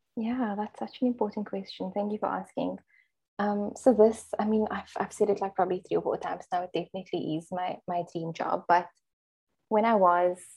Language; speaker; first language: English; native; English